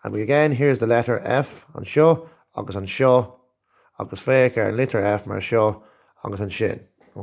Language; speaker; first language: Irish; non-native, local second language; English